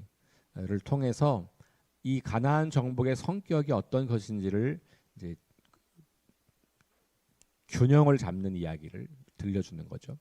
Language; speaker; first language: Korean; native; Korean